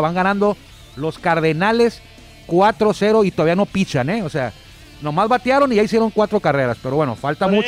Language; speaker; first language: Spanish; native; Spanish